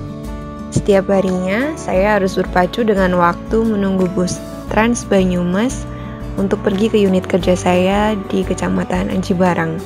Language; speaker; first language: Indonesian; native; Indonesian